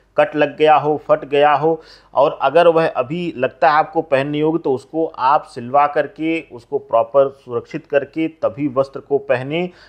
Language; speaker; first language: Hindi; native; Hindi